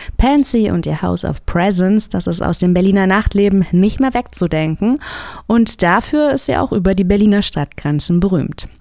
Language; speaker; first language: German; native; German